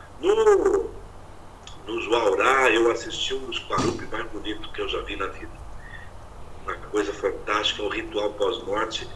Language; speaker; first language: Portuguese; native; Portuguese